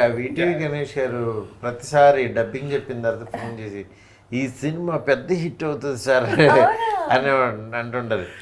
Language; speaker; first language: Telugu; native; Telugu